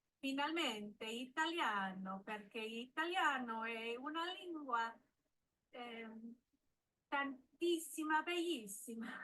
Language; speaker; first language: Italian; non-native, learner; English